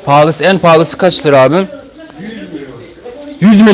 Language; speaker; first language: Turkish; early bilingual, heritage; Turkmen